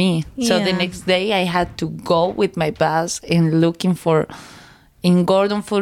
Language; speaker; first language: English; non-native, learner; Spanish